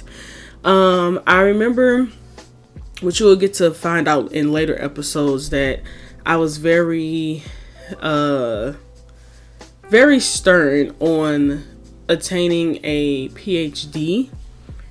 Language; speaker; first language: English; native; English